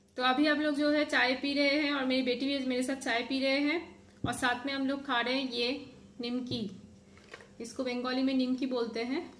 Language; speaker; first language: Hindi; non-native, local second language; Bangla